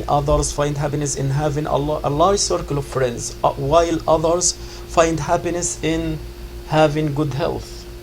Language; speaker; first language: English; non-native, fluent; Arabic